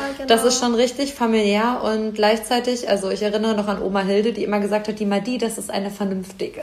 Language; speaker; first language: German; native; German